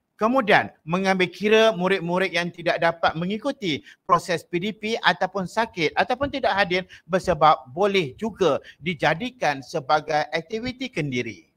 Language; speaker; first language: Malay; native; Malay